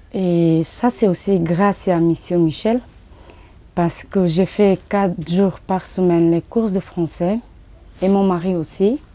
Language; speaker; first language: French; non-native, fluent; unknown